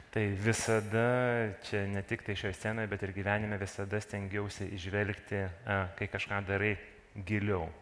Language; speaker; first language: Lithuanian; non-native, local second language; Russian